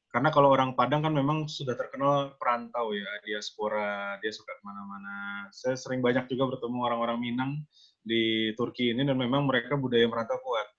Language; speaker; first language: Indonesian; native; Indonesian